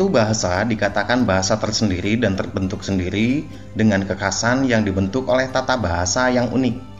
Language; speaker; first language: Indonesian; native; Indonesian